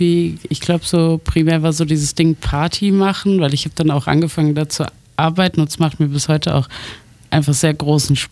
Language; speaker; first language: German; native; German